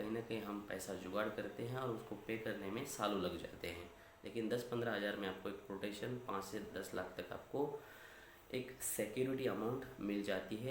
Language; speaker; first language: Hindi; non-native, local second language; Marathi